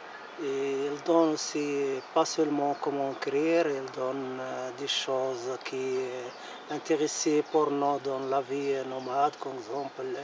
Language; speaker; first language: French; non-native, learner; Arabic